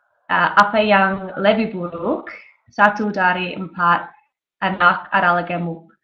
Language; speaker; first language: Indonesian; non-native, learner; English